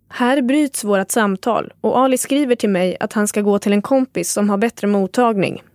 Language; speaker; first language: Swedish; native; Swedish